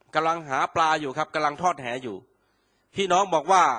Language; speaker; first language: Thai; native; Thai